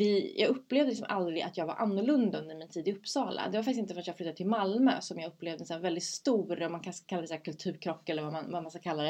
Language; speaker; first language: Swedish; early bilingual, other home language; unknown